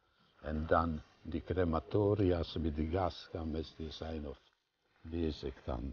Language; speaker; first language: Dutch; non-native, fluent; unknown